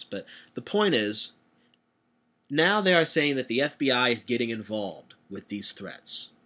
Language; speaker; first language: English; native; English